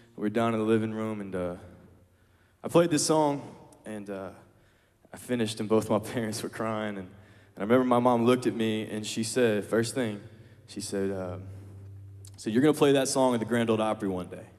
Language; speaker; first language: English; native; English